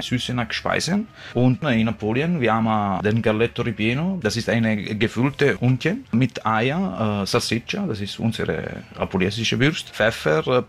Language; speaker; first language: German; non-native, learner; Italian